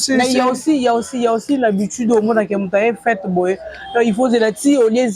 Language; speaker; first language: French; non-native, local second language; Lingala